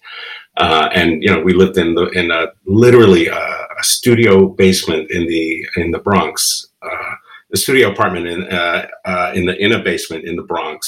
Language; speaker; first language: English; early bilingual, other home language; Spanish